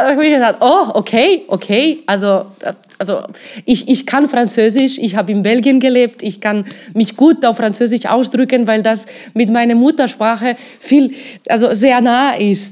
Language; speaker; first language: German; non-native, fluent; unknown